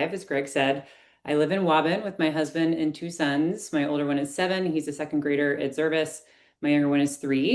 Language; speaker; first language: English; native; English